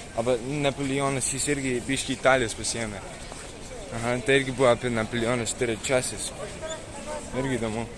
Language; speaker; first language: Lithuanian; early bilingual, heritage; Lithuanian